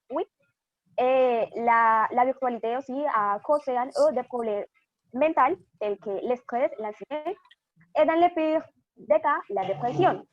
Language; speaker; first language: French; non-native, fluent; Spanish